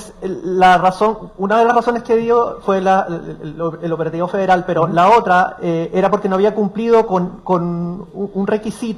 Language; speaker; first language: Spanish; native; Spanish